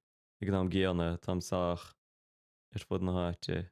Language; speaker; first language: Irish; non-native, local second language; English